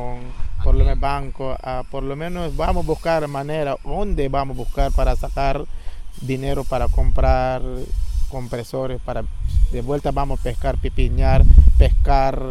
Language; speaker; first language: Spanish; non-native, local second language; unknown